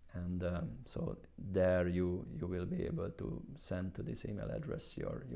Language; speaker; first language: English; non-native, fluent; Hungarian